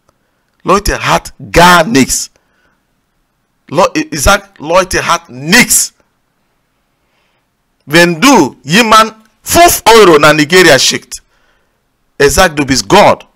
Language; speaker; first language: German; non-native, learner; Igbo